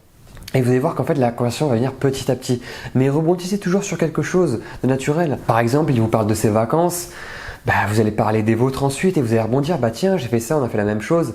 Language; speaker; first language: French; native; French